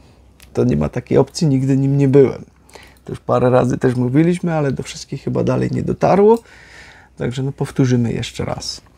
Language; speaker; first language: Polish; native; Polish